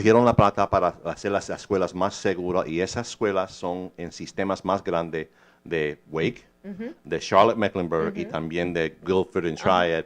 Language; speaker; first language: Spanish; early bilingual, heritage; English